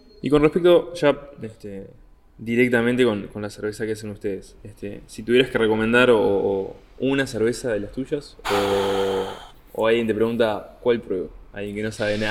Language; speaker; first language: Spanish; native; Spanish